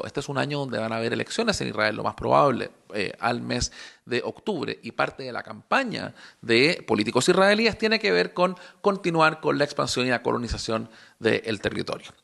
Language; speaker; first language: Spanish; native; Spanish